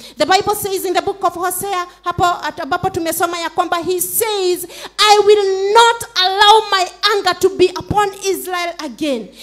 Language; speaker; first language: English; non-native, local second language; Swahili